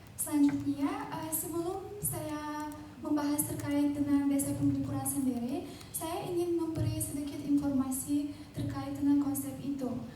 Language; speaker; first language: Indonesian; non-native, fluent; Azerbaijani